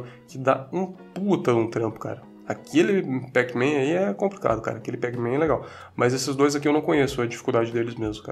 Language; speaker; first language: Portuguese; native; Portuguese